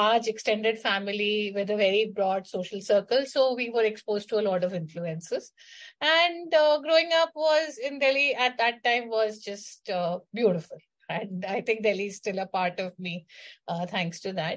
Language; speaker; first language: English; non-native, local second language; Hindi